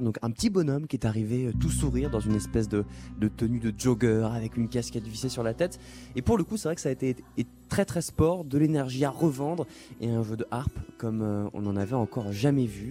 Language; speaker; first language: French; native; French